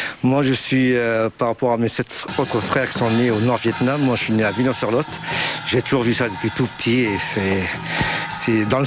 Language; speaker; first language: French; early bilingual, other home language; Vietnamese